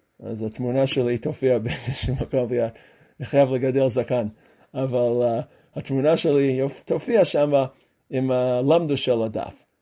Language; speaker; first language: Hebrew; non-native, fluent; English